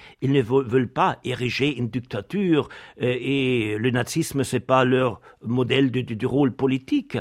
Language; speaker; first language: French; non-native, fluent; German